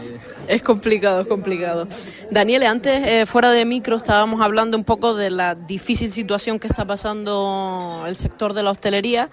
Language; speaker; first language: Spanish; native; Spanish